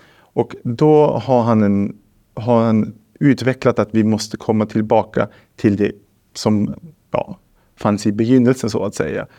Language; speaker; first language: Swedish; non-native, fluent; German